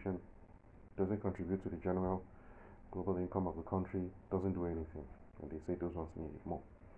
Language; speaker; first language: English; non-native, local second language; Yoruba